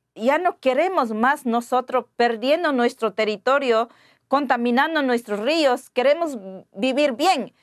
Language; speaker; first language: Spanish; non-native, local second language; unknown